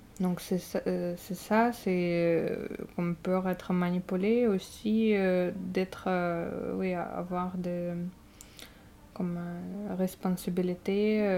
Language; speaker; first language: French; non-native, fluent; Russian